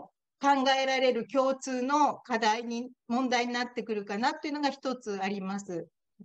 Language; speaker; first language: Japanese; native; Japanese